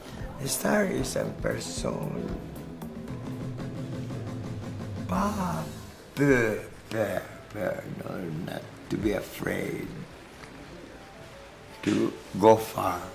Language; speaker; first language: English; non-native, learner; French